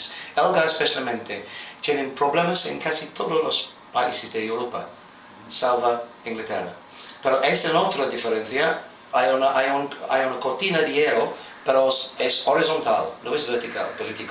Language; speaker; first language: Spanish; non-native, fluent; English